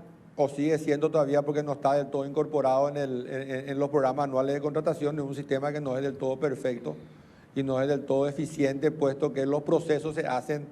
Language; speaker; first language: Spanish; native; Spanish